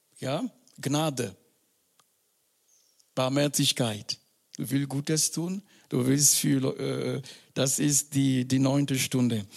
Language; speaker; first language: German; non-native, fluent; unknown